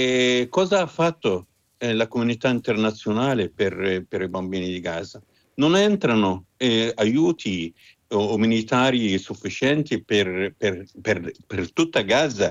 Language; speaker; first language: Italian; non-native, fluent; Arabic